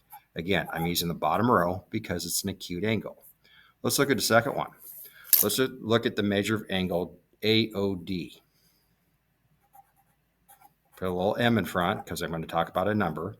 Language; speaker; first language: English; native; English